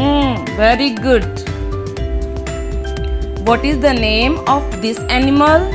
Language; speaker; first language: English; non-native, local second language; Hindi